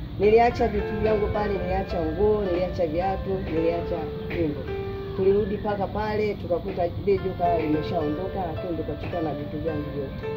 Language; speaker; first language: Swahili; non-native, local second language; Masai